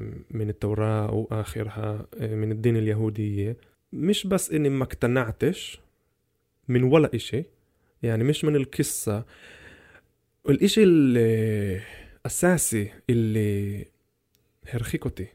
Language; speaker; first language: Arabic; non-native, fluent; Hebrew